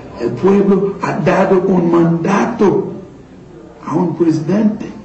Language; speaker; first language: Spanish; non-native, learner; Haitian Creole